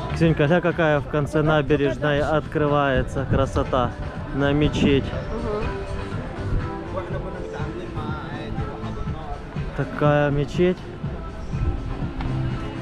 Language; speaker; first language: Russian; native; Russian